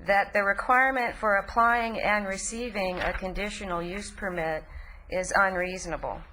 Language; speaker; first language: English; native; English